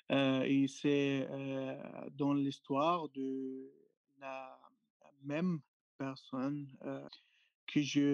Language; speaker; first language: French; non-native, learner; Arabic